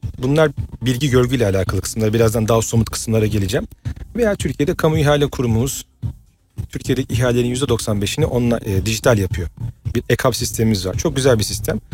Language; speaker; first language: Turkish; native; Turkish